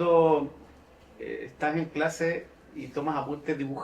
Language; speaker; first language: Spanish; native; Spanish